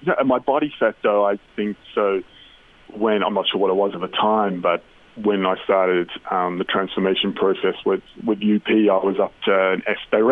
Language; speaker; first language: English; native; English